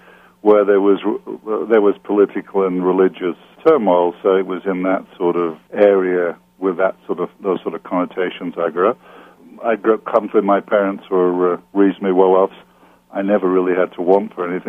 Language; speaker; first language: English; native; English